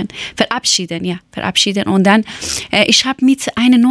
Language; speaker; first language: German; non-native, learner; Persian